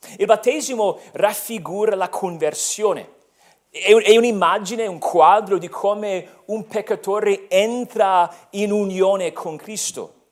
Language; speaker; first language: Italian; non-native, fluent; English